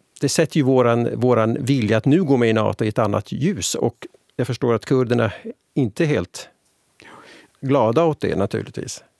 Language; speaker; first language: Swedish; native; Swedish